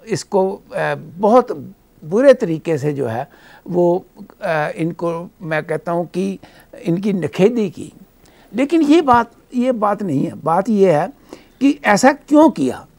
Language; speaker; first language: Hindi; native; Hindi